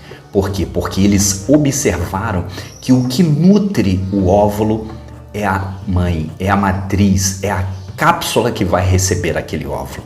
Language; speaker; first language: Portuguese; native; Portuguese